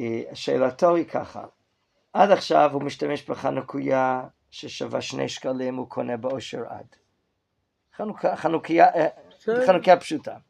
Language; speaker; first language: Hebrew; non-native, fluent; English